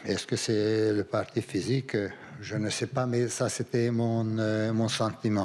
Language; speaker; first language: French; non-native, fluent; Romanian